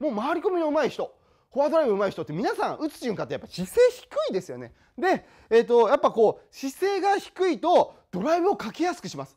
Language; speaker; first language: Japanese; native; Japanese